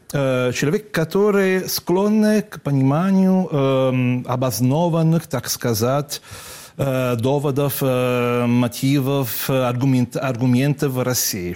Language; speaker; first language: Russian; non-native, fluent; Italian